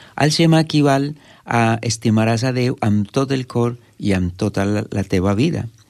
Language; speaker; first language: Catalan; non-native, fluent; Spanish